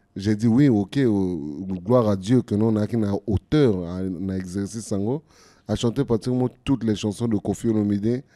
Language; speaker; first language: French; non-native, local second language; Lingala